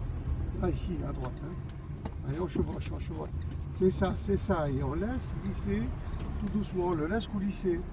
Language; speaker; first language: French; native; French